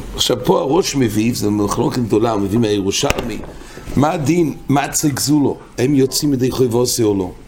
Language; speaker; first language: Hebrew; non-native, fluent; English